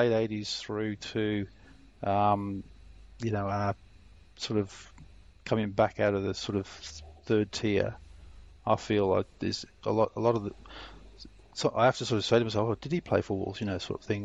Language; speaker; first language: English; native; English